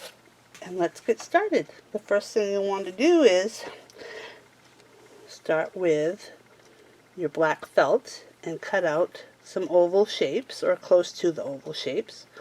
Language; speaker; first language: English; native; English